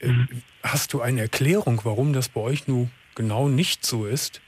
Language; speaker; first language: German; native; German